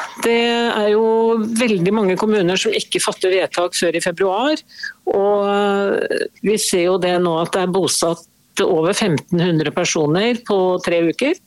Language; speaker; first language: Norwegian; native; Norwegian